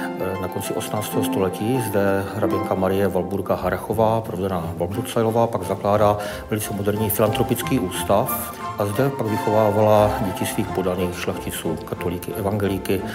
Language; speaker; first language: Czech; native; Czech